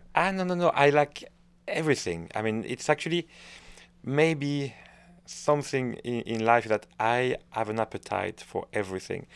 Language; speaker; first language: English; non-native, fluent; French